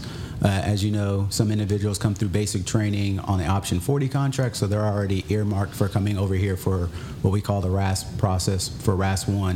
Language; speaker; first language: English; native; English